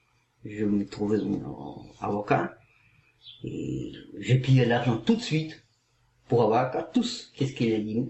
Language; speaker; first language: French; non-native, learner; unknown